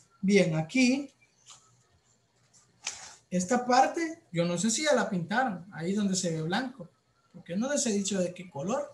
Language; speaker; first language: Spanish; native; Spanish